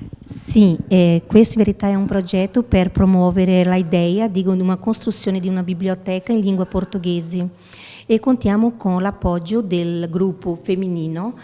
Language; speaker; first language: Italian; non-native, fluent; Portuguese